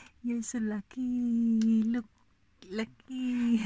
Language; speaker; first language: English; non-native, fluent; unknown